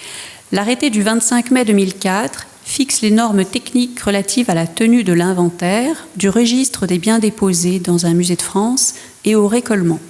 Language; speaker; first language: French; native; French